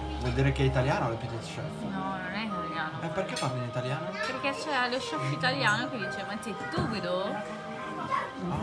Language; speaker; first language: Italian; native; Italian